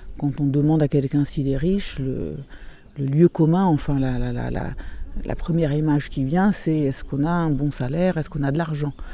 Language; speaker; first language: French; non-native, fluent; Portuguese